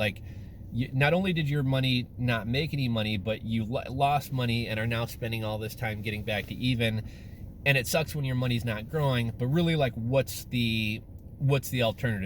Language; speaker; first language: English; native; English